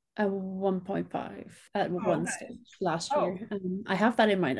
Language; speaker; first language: English; native; English